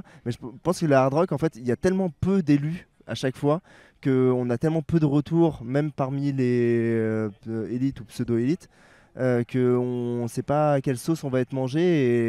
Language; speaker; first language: French; native; French